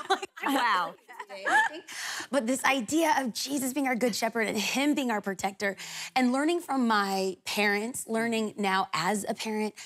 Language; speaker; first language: English; native; English